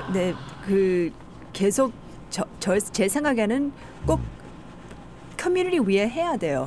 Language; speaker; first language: Korean; early bilingual, heritage; Korean